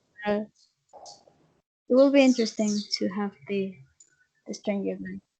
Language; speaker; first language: English; non-native, fluent; Spanish